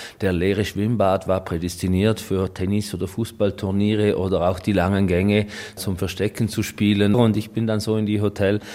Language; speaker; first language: German; native; German